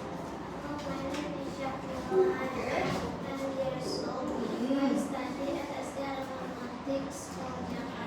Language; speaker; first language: English; non-native, learner; Indonesian